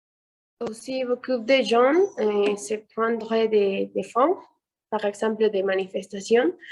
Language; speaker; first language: French; non-native, learner; Spanish